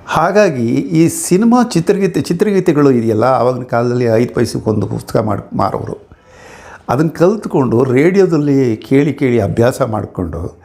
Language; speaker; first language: Kannada; non-native, local second language; Konkani